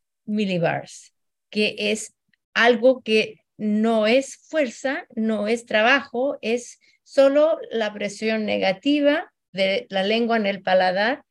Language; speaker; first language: Spanish; early bilingual, heritage; Spanish